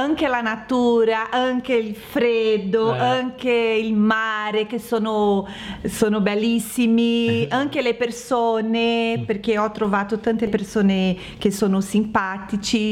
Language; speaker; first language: Italian; non-native, learner; Portuguese